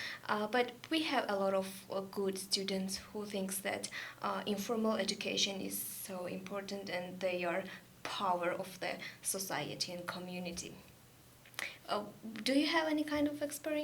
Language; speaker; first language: English; non-native, learner; Georgian